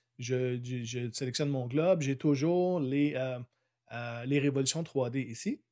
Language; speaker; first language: French; native; French